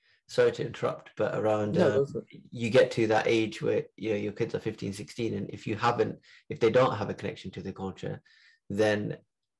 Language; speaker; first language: English; native; English